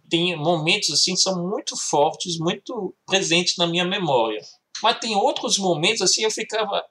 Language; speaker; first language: Portuguese; early bilingual, heritage; Portuguese